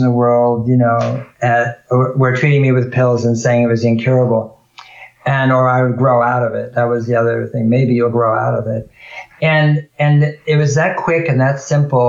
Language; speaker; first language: English; native; English